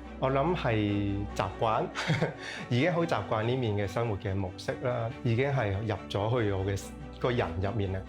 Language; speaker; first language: Cantonese; native; Cantonese